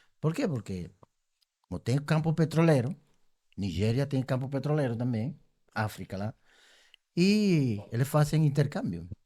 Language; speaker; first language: Portuguese; non-native, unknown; Spanish